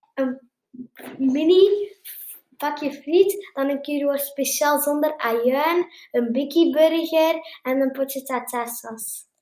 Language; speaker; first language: Dutch; native; Dutch